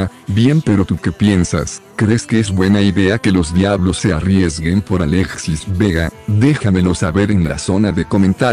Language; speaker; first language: Spanish; native; Spanish